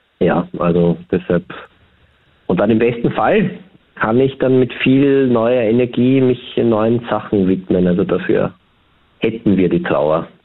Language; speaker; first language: German; native; German